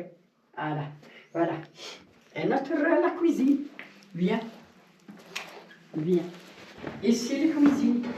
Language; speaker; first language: French; non-native, learner; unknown